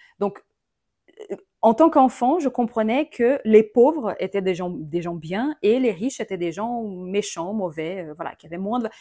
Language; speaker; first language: French; non-native, fluent; Portuguese